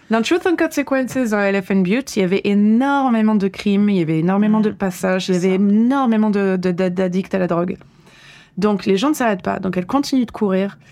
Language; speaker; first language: French; native; French